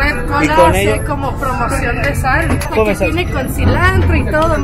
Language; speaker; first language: Spanish; non-native, fluent; French